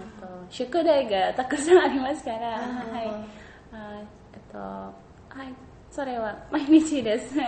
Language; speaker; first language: Japanese; non-native, learner; Indonesian